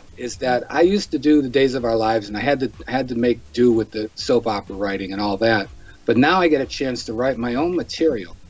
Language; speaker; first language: English; native; English